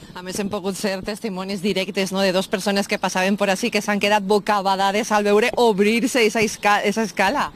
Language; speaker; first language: Catalan; native; Catalan